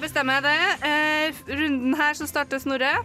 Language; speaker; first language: Norwegian; native; Norwegian